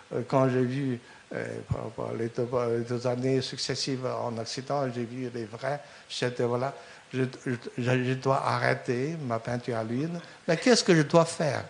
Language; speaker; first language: French; non-native, fluent; Chinese